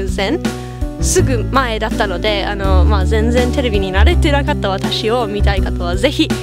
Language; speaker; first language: Japanese; non-native, fluent; English